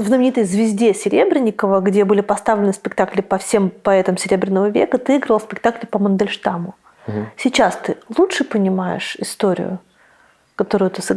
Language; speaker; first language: Russian; native; Russian